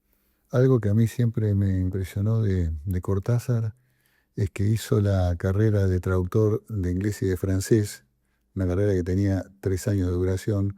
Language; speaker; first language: Spanish; native; Spanish